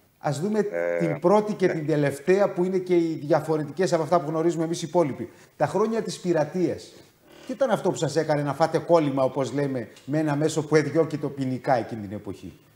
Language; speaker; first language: Greek; native; Greek